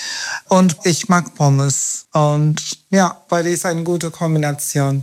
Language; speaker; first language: German; non-native, learner; Turkish